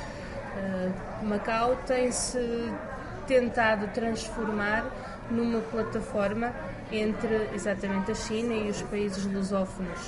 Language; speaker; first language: Portuguese; native; Portuguese